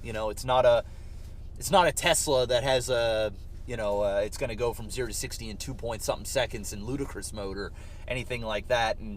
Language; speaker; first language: English; native; English